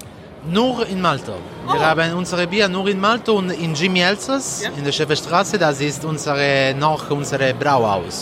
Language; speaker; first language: German; non-native, learner; Italian